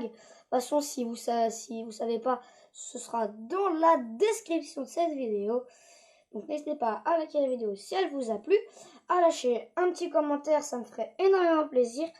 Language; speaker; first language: French; native; French